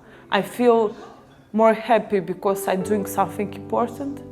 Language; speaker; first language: English; non-native, learner; Ukrainian